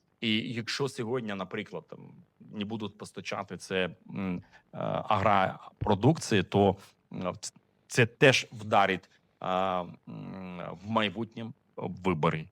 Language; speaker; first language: Ukrainian; non-native, fluent; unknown